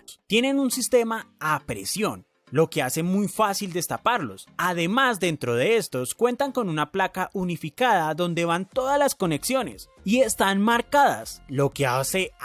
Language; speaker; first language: Spanish; native; Spanish